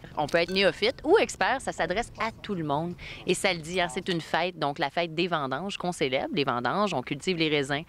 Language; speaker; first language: French; native; French